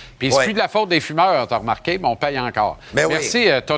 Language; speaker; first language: French; native; French